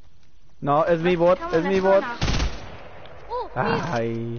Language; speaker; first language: Spanish; native; Spanish